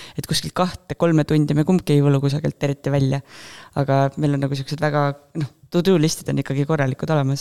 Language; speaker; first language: Estonian; native; Estonian